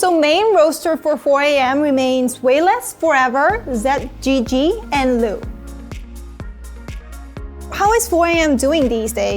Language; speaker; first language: English; non-native, fluent; Korean